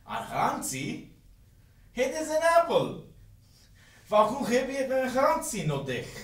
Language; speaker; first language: Dutch; non-native, learner; English